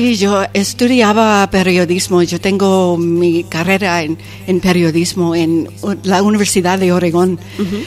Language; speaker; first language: Spanish; non-native, fluent; English